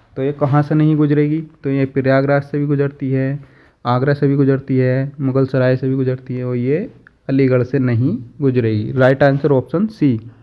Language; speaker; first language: Hindi; native; Hindi